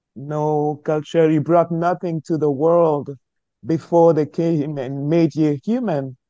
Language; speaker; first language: English; non-native, local second language; French